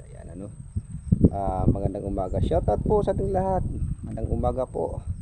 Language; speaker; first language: Filipino; non-native, local second language; Waray